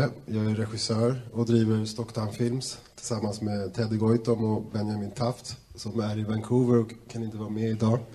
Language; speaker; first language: Swedish; native; Swedish